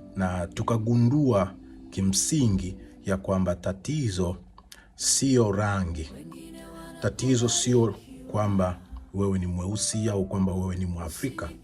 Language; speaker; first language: Swahili; native; Swahili